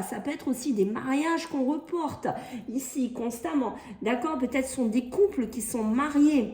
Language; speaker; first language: French; native; French